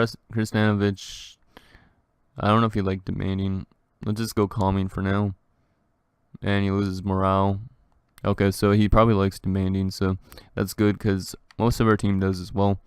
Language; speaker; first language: English; native; English